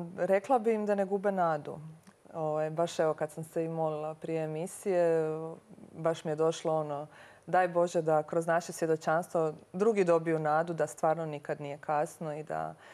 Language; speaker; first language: Croatian; native; Croatian